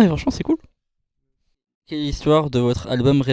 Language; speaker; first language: French; native; French